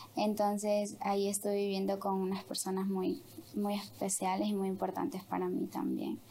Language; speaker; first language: Spanish; native; Spanish